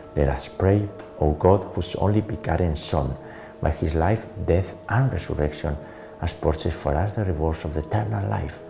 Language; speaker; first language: English; non-native, fluent; Spanish